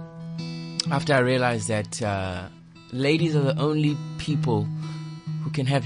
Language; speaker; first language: English; non-native, local second language; Xhosa